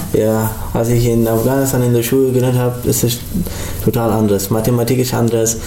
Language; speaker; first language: German; non-native, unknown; Pashto